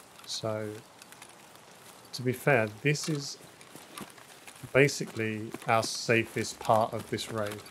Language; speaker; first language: English; native; English